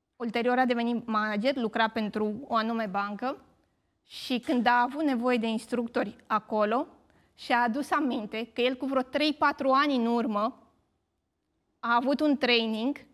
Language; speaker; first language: Romanian; native; Romanian